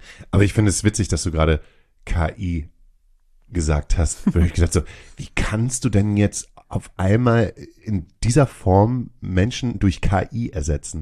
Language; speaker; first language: German; native; German